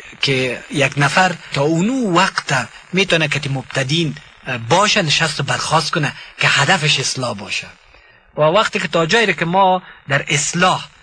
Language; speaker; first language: Persian; native; Persian